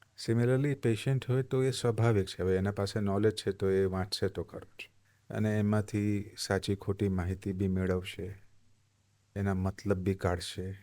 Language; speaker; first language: Gujarati; non-native, local second language; Hindi